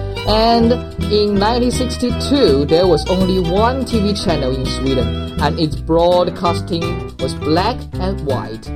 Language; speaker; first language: English; non-native, fluent; Chinese